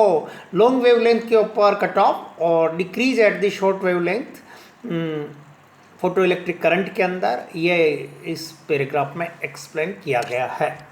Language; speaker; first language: Hindi; native; Hindi